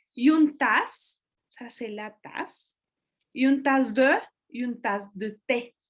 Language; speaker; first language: French; non-native, fluent; Spanish